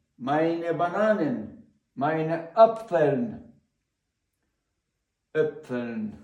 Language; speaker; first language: German; non-native, learner; Ukrainian